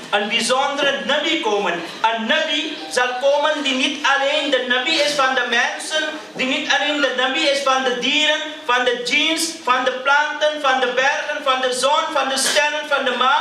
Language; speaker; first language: Dutch; early bilingual, other home language; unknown